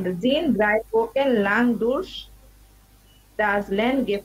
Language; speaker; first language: German; non-native, learner; Bangla